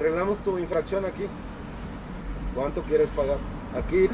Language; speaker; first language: Spanish; native; Spanish